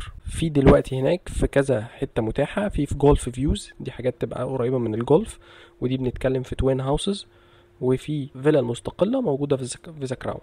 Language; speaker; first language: Arabic; native; Arabic